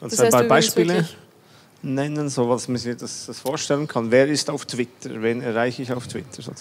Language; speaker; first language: German; native; German